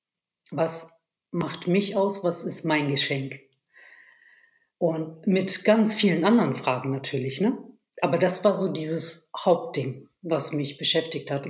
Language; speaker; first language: German; early bilingual, other home language; Turkish